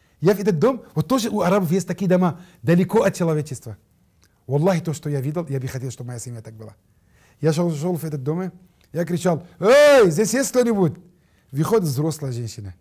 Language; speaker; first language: Russian; non-native, fluent; Arabic